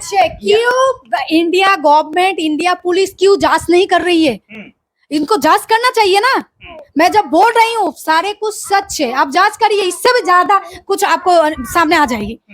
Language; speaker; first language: Hindi; non-native, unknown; Bangla